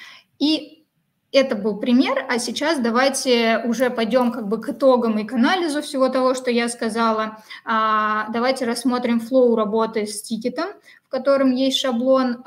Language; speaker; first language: Russian; native; Russian